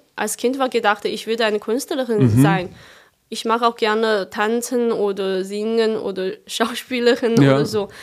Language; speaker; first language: German; non-native, fluent; Chinese